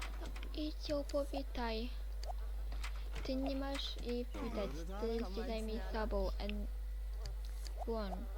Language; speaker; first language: Polish; native; Polish